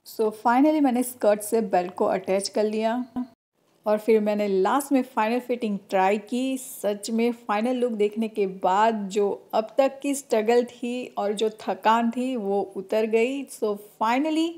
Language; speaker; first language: Hindi; non-native, local second language; Gujarati